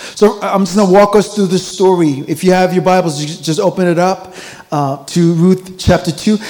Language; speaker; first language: English; early bilingual, other home language; Korean